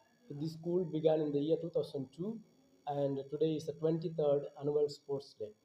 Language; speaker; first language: English; non-native, local second language; Bangla